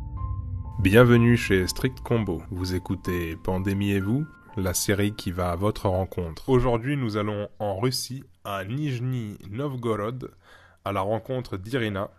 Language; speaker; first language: French; native; French